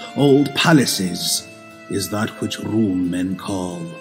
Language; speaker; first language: English; native; English